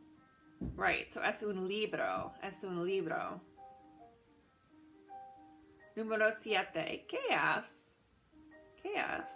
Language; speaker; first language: Spanish; non-native, fluent; English